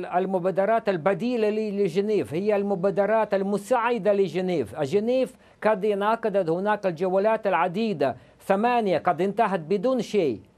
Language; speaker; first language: Arabic; non-native, fluent; Russian